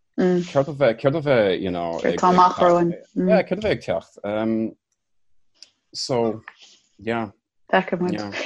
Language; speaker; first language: Irish; non-native, learner; English